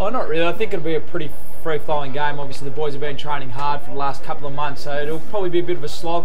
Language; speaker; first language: English; native; English